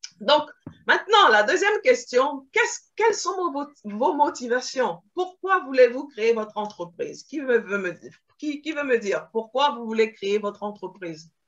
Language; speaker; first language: French; early bilingual, other home language; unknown